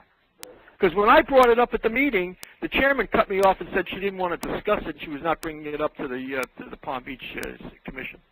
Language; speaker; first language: English; native; English